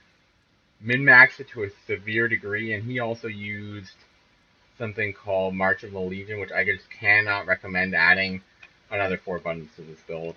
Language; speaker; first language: English; native; English